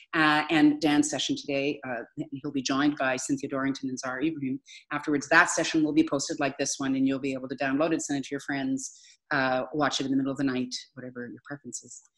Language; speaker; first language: English; native; English